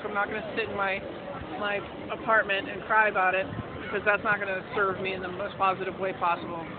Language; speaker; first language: English; native; English